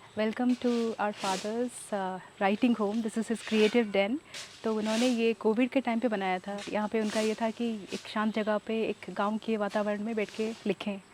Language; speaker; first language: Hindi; non-native, local second language; Odia